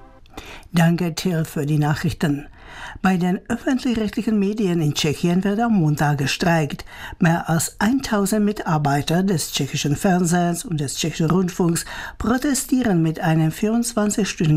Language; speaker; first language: German; native; German